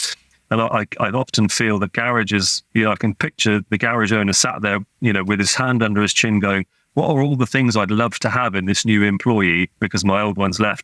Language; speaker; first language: English; native; English